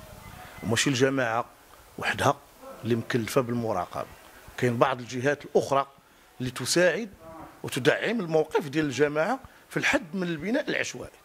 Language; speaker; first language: Arabic; native; Arabic